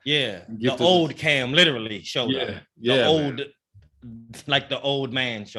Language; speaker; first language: English; native; English